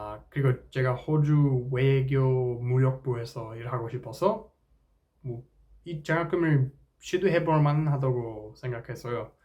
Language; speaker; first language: Korean; non-native, fluent; English